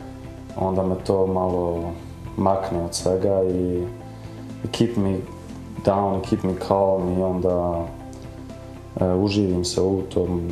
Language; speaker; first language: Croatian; early bilingual, heritage; Croatian